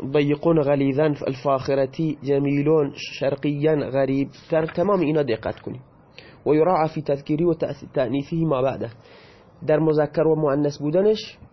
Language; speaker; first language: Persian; non-native, local second language; Baluchi